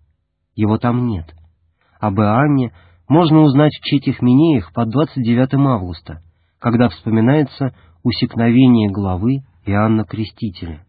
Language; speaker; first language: Russian; native; Russian